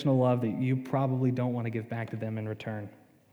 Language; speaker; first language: English; native; English